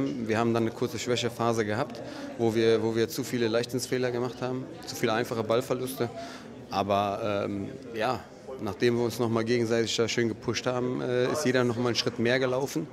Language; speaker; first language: German; native; German